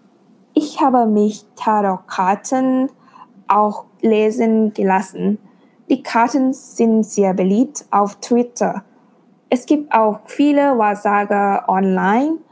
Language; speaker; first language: German; non-native, fluent; Thai